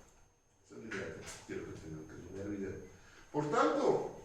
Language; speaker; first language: Spanish; native; Spanish